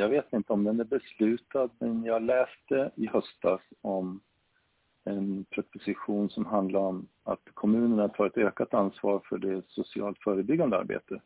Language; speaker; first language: Swedish; native; Swedish